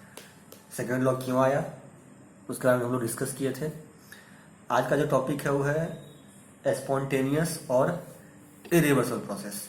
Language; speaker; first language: Hindi; native; Hindi